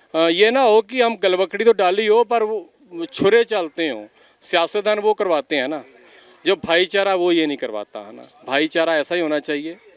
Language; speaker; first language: Hindi; non-native, local second language; Punjabi